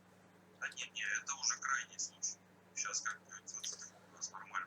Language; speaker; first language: Russian; native; Russian